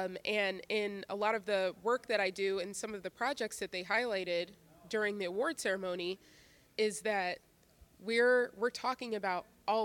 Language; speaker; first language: English; native; English